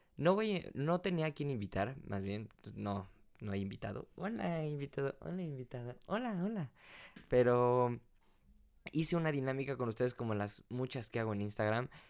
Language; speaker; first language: Spanish; native; Spanish